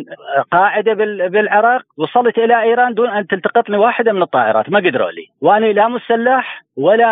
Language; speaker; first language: Arabic; native; Arabic